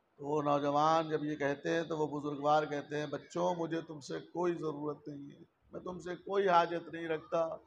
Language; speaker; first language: Urdu; native; Urdu